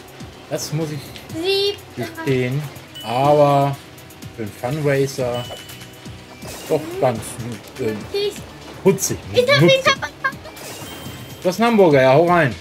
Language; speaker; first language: German; native; German